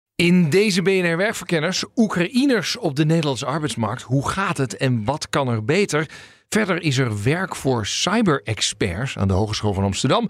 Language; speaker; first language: Dutch; native; Dutch